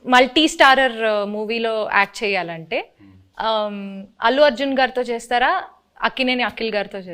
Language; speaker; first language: Telugu; native; Telugu